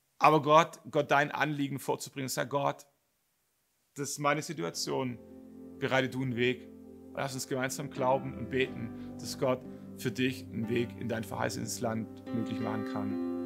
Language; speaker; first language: German; native; German